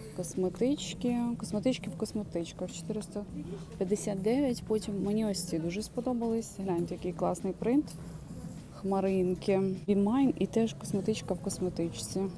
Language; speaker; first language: Ukrainian; non-native, local second language; Russian